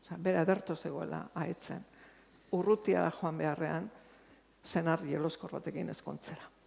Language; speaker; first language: Basque; native; Basque